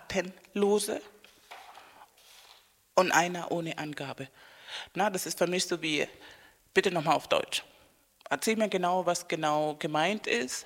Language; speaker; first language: German; non-native, fluent; Spanish